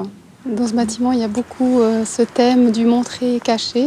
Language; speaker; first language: French; native; French